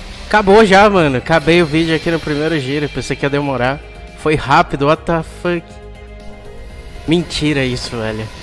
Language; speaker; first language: Portuguese; native; Portuguese